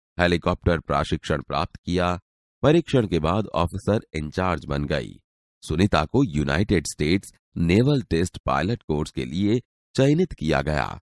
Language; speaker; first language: Hindi; non-native, local second language; Gujarati